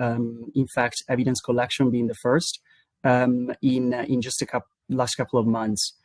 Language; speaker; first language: English; non-native, fluent; Italian